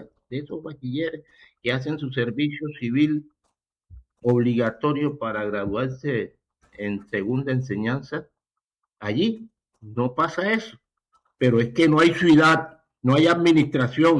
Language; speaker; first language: Spanish; native; Spanish